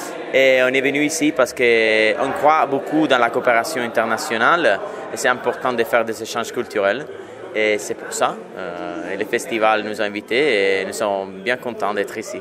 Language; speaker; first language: French; non-native, fluent; Italian